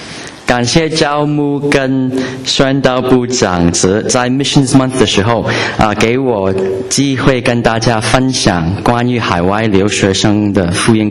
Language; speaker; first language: Chinese; non-native, learner; English